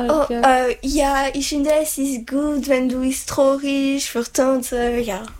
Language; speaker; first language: German; non-native, learner; French